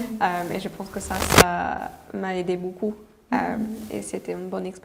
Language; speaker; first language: French; non-native, fluent; English